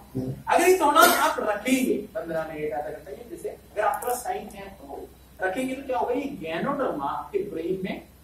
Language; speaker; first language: Hindi; non-native, local second language; Malayalam